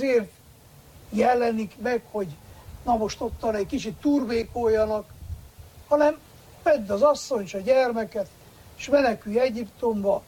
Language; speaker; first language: Hungarian; native; Hungarian